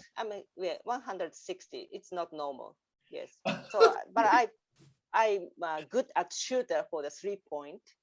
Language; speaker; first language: English; non-native, learner; Japanese